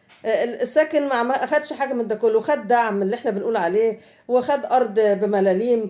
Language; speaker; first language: Arabic; native; Arabic